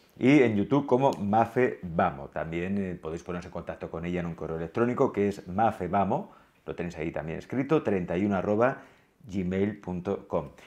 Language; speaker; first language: Spanish; native; Spanish